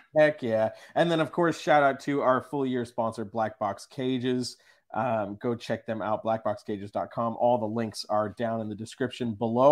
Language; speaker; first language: English; native; English